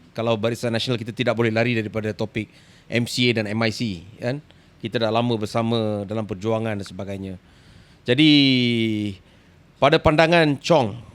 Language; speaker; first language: Malay; non-native, local second language; Tamil